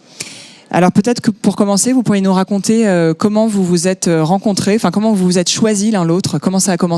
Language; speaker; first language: French; native; French